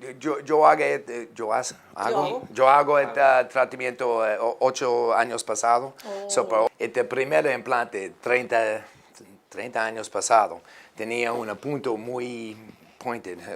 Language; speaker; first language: Spanish; non-native, learner; English